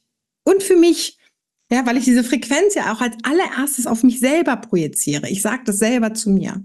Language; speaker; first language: German; native; German